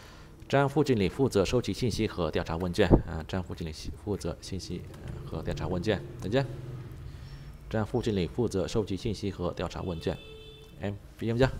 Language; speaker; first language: Chinese; non-native, fluent; Vietnamese